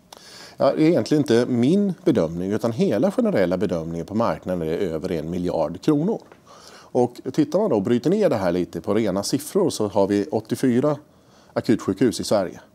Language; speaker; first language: Swedish; native; Swedish